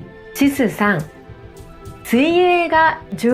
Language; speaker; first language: Japanese; non-native, fluent; Korean